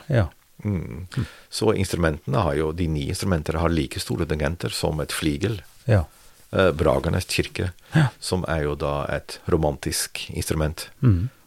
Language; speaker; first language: Norwegian; non-native, fluent; Dutch